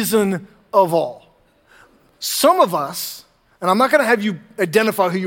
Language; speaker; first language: English; native; English